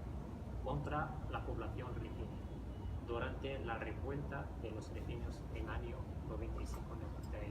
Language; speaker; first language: Spanish; non-native, fluent; Riffian